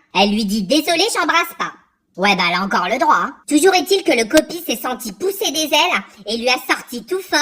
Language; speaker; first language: French; native; French